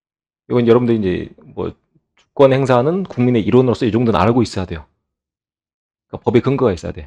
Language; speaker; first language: Korean; native; Korean